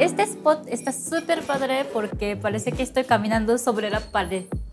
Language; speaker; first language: Spanish; non-native, fluent; Japanese